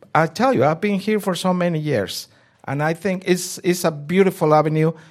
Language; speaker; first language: English; non-native, fluent; Spanish